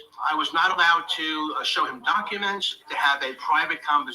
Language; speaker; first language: English; native; English